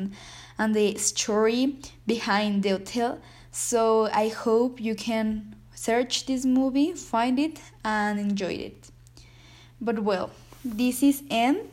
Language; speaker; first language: English; non-native, learner; Spanish